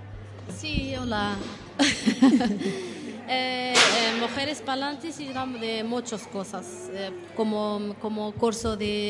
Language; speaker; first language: Spanish; non-native, learner; Arabic